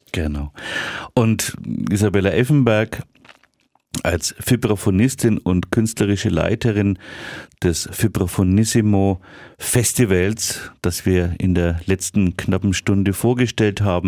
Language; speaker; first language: German; native; German